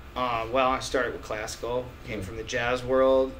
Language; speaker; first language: English; native; English